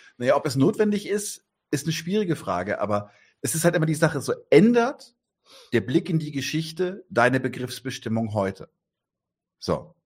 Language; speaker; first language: German; native; German